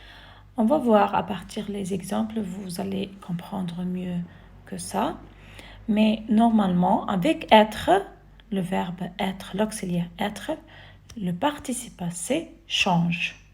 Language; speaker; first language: French; non-native, fluent; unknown